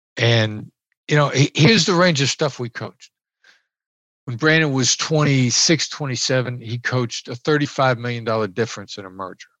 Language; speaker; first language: English; native; English